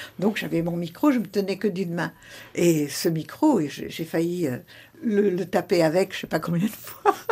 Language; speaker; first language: French; early bilingual, other home language; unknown